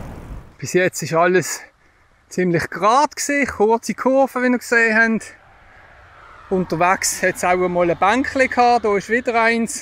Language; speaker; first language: German; native; German